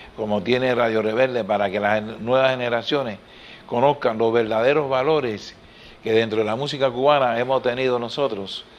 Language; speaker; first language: Spanish; native; Spanish